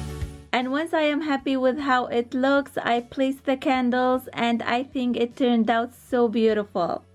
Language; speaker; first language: English; non-native, fluent; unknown